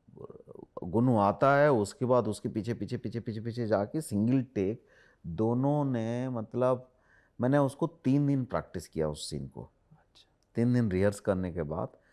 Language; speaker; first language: Hindi; non-native, local second language; Odia